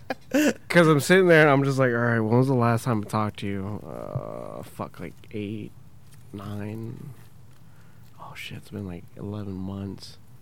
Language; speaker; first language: English; early bilingual, other home language; Spanish